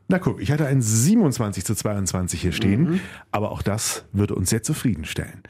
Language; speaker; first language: German; native; German